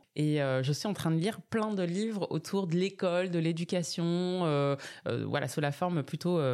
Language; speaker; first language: French; native; French